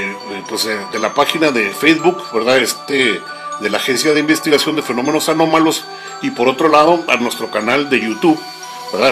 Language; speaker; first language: Spanish; native; Spanish